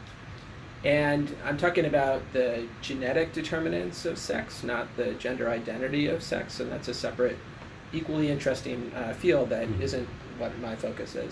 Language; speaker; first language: English; native; English